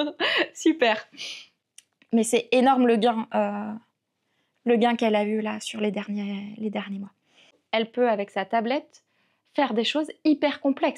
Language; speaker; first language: French; native; French